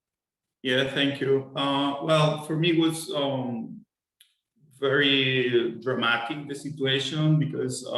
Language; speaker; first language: English; non-native, fluent; Spanish